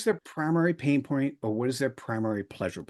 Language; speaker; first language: English; native; English